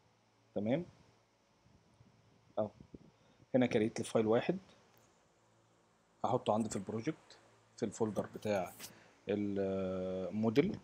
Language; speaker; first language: Arabic; native; Arabic